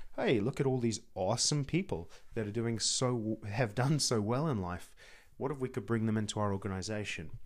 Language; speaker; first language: English; native; English